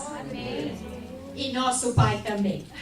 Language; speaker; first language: Portuguese; non-native, fluent; English